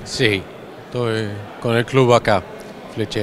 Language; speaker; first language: Spanish; non-native, learner; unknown